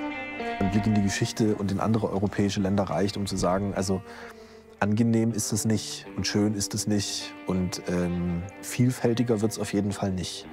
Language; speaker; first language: German; native; German